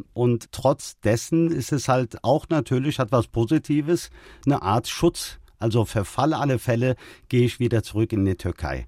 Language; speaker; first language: German; early bilingual, other home language; Turkish